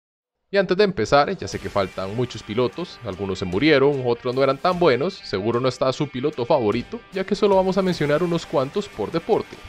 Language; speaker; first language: Spanish; native; Spanish